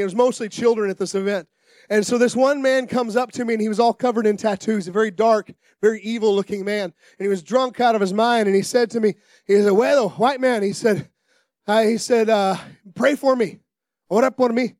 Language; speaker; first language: English; native; English